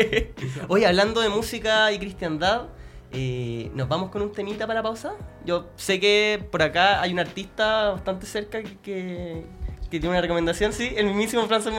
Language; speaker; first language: Spanish; native; Spanish